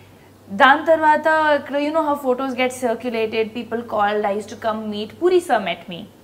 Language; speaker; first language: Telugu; non-native, local second language; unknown